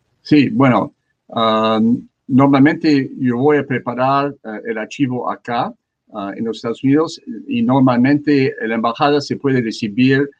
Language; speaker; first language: Spanish; non-native, learner; French